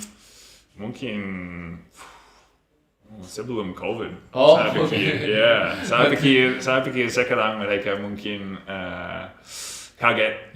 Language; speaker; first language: Indonesian; non-native, learner; English